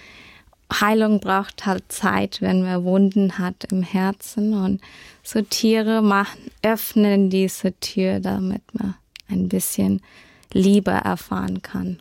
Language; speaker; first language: German; early bilingual, heritage; German